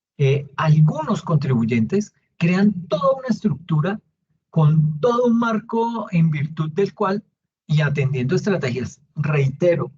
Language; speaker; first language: Spanish; native; Spanish